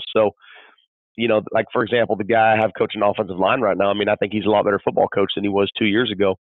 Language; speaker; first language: English; native; English